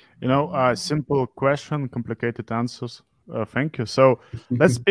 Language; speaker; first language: English; non-native, fluent; Russian